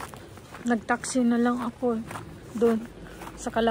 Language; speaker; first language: Filipino; native; Filipino